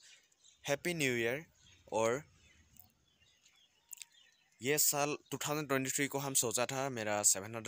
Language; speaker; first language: Hindi; non-native, local second language; Assamese